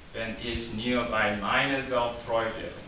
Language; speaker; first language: German; non-native, learner; English